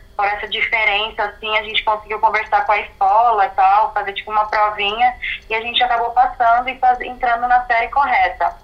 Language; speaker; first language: Portuguese; early bilingual, other home language; Arabic